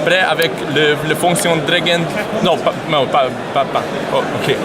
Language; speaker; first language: French; non-native, learner; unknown